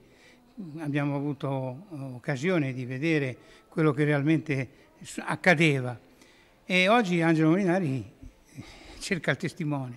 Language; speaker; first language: Italian; native; Italian